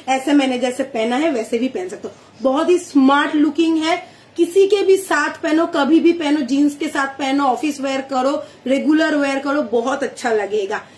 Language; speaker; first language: Hindi; non-native, local second language; Bangla